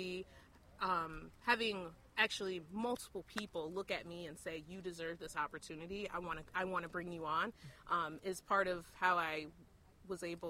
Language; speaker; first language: English; native; English